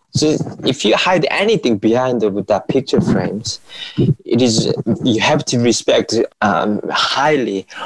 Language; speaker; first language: English; non-native, fluent; Korean